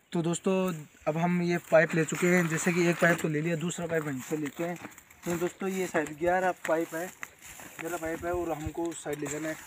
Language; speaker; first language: Hindi; non-native, local second language; Rajasthani